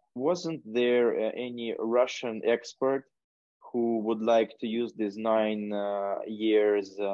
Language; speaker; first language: English; non-native, fluent; Russian